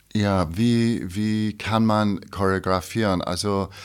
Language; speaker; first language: German; non-native, fluent; English